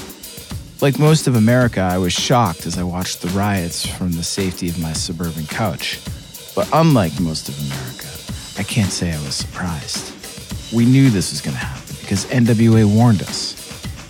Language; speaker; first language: English; native; English